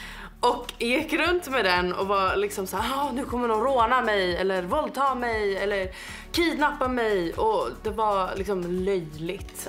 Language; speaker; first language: Swedish; native; Swedish